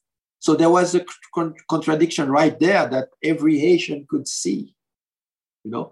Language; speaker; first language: English; non-native, fluent; French